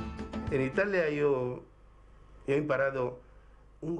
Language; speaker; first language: Italian; non-native, fluent; Spanish